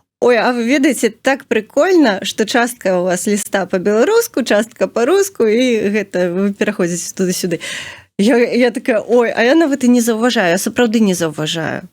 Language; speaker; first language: Belarusian; native; Belarusian